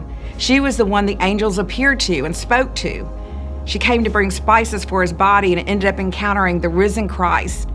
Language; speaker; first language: English; native; English